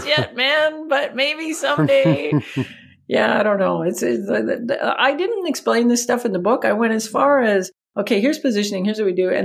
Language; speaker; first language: English; native; English